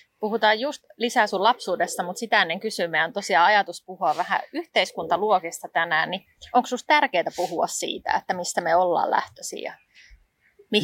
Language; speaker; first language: Finnish; native; Finnish